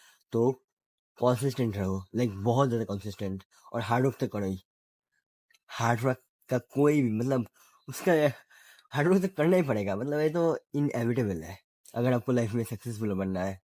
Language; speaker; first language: Hindi; non-native, local second language; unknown